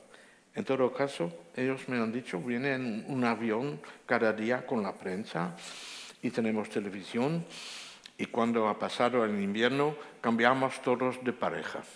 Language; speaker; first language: Spanish; non-native, fluent; Dutch